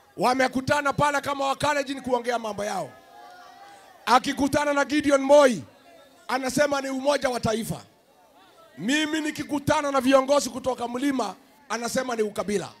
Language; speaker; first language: Swahili; non-native, local second language; Kikuyu